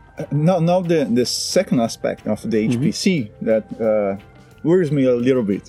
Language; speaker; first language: English; non-native, fluent; Portuguese